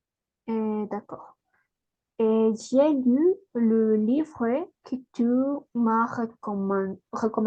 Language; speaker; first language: French; non-native, learner; Spanish